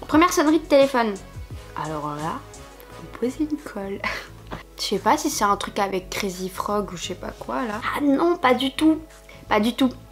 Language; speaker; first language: French; native; French